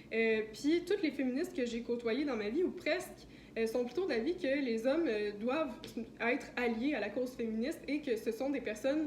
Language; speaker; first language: French; native; French